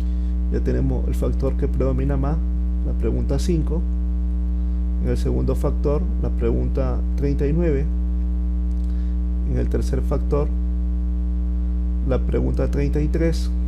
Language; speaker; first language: Spanish; native; Spanish